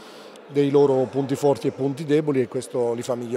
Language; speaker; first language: Italian; native; Italian